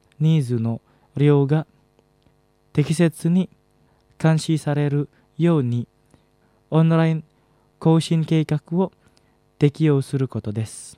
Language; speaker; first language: Japanese; non-native, fluent; Indonesian